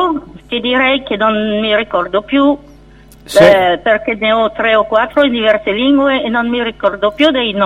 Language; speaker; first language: Italian; non-native, fluent; French